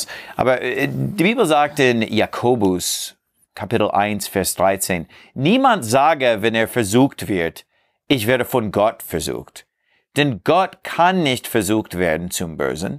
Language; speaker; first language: German; non-native, learner; English